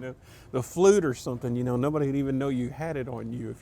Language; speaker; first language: English; native; English